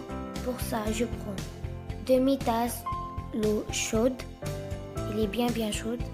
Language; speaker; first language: French; non-native, fluent; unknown